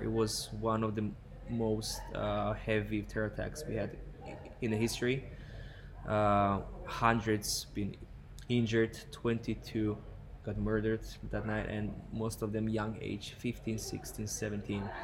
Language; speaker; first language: English; non-native, fluent; Hebrew